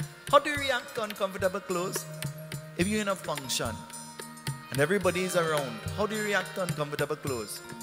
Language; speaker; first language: English; native; English